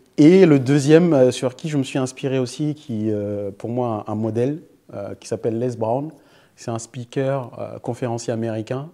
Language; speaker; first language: French; early bilingual, other home language; Fula